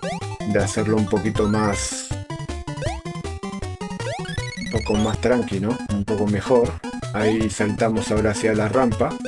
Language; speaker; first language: Spanish; native; Spanish